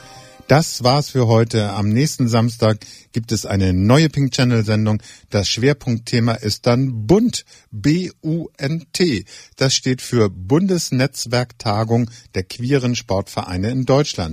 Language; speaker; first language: German; native; German